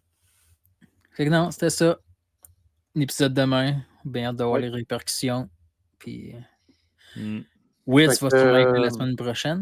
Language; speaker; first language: French; native; French